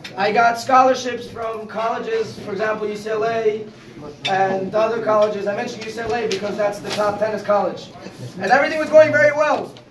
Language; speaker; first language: English; native; English